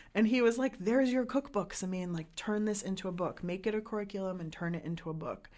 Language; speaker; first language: English; native; English